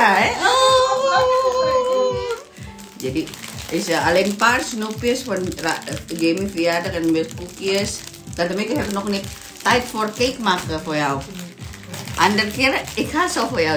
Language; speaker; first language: Dutch; non-native, learner; Indonesian